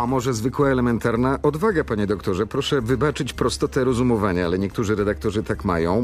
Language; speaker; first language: Polish; native; Polish